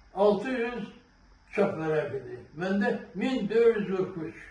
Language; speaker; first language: Azerbaijani; non-native, local second language; Talysh